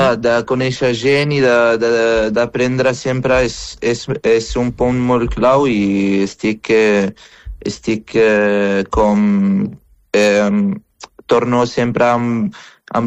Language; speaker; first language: Catalan; non-native, fluent; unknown